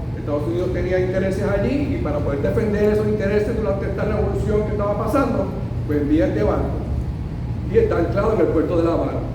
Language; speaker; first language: Spanish; early bilingual, heritage; Spanish